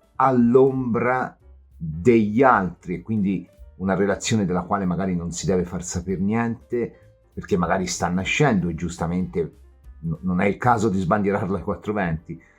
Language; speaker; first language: Italian; native; Italian